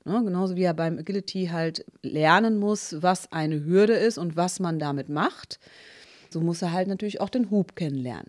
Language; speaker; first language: German; native; German